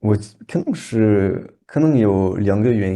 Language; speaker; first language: Chinese; non-native, learner; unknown